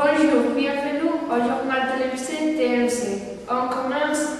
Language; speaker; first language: French; non-native, learner; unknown